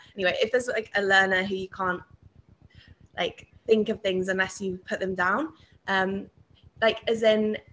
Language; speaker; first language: English; native; English